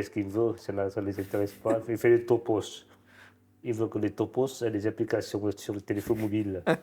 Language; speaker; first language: French; non-native, fluent; Vietnamese